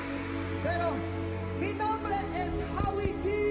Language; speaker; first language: Spanish; early bilingual, heritage; English